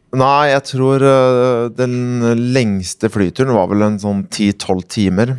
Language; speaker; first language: Norwegian; native; Norwegian